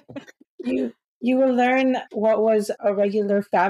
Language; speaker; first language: English; early bilingual, other home language; Spanish